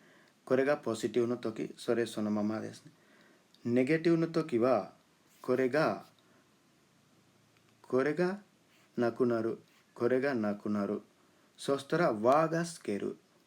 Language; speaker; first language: Japanese; non-native, fluent; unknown